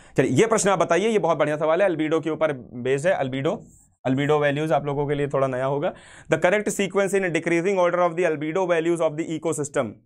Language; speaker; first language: Hindi; native; Hindi